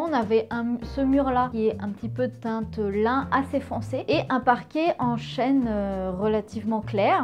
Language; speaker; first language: French; native; French